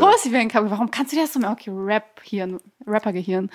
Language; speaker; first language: German; early bilingual, other home language; Persian